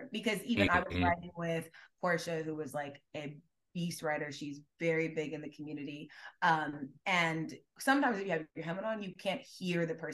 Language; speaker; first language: English; native; English